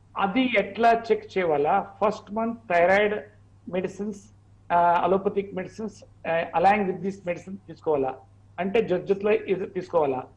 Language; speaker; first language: Telugu; non-native, learner; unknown